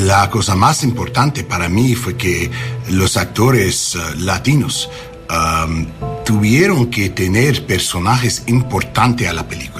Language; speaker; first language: Spanish; non-native, learner; English